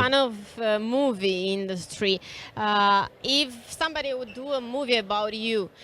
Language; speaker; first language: English; non-native, fluent; Romanian